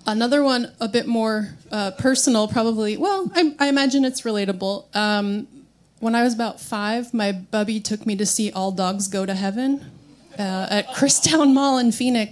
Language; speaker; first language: English; native; English